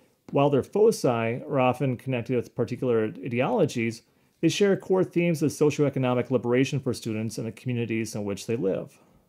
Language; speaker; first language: English; native; English